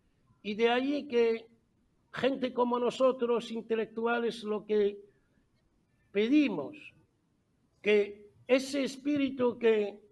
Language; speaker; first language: Spanish; non-native, fluent; Arabic